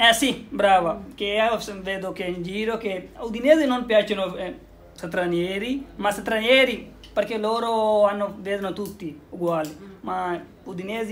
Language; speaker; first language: Italian; non-native, learner; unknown